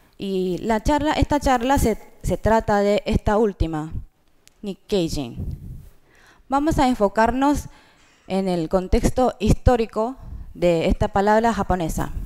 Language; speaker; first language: Spanish; non-native, fluent; Japanese